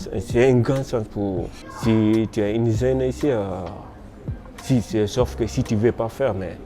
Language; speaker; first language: French; non-native, learner; Krio